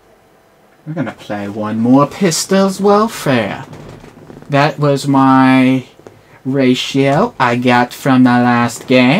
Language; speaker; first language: English; native; English